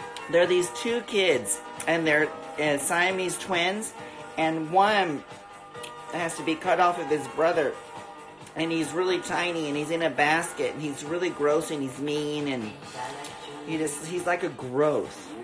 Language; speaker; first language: English; early bilingual, other home language; Spanish